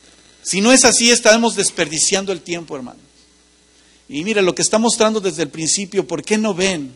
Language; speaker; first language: Spanish; native; Spanish